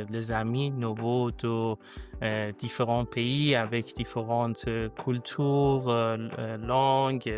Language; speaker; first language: French; non-native, learner; Persian